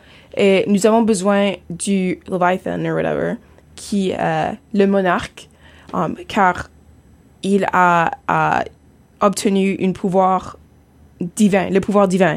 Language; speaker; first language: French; non-native, local second language; English